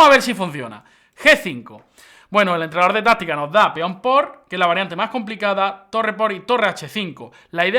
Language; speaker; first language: Spanish; native; Spanish